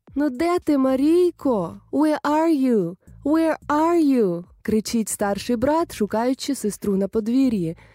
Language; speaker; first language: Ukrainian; native; Ukrainian